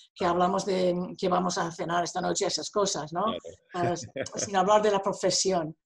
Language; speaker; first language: Spanish; non-native, fluent; English